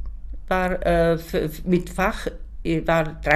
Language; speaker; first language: German; non-native, learner; Czech